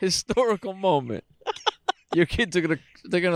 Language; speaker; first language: English; native; English